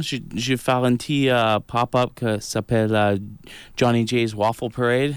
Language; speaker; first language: French; non-native, local second language; English